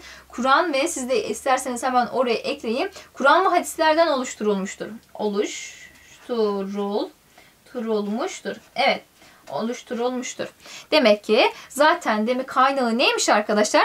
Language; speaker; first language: Turkish; native; Turkish